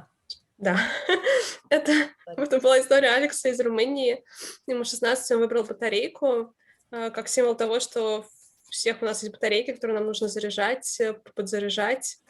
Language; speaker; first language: Russian; native; Russian